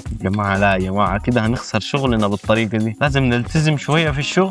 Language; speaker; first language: Arabic; native; Arabic